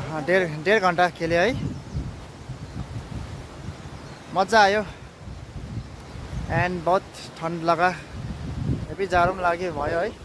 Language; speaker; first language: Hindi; non-native, fluent; Nepali